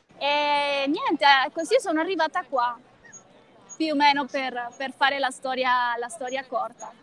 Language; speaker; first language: Italian; non-native, fluent; Spanish